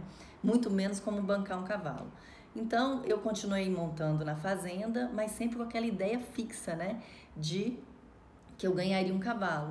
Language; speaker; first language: Portuguese; native; Portuguese